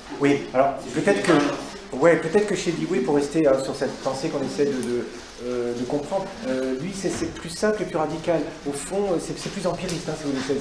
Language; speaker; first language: French; native; French